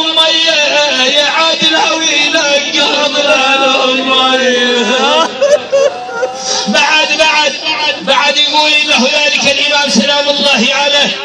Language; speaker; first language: Arabic; native; Arabic